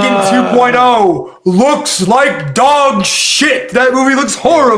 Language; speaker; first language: English; native; English